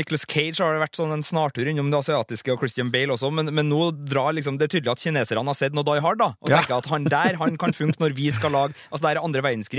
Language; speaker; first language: Norwegian; native; Norwegian